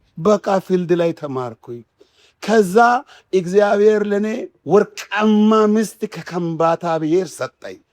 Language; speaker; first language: Amharic; non-native, local second language; Wolaytta